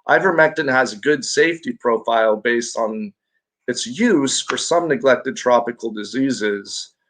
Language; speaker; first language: English; non-native, local second language; Filipino